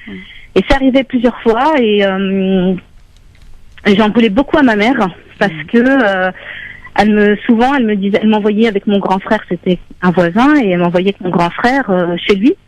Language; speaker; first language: French; native; French